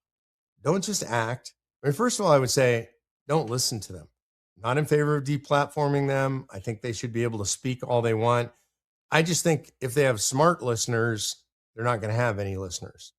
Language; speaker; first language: English; native; English